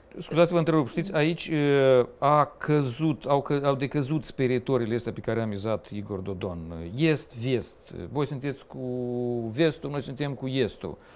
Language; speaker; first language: Romanian; native; Romanian